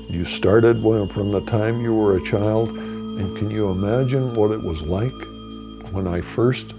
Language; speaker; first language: English; native; English